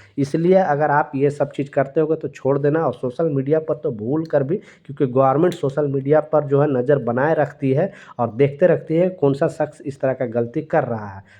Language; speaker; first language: Hindi; native; Hindi